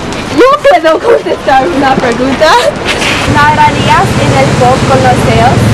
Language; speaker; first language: Spanish; non-native, learner; English